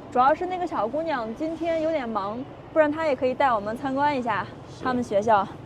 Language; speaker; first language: Chinese; native; Chinese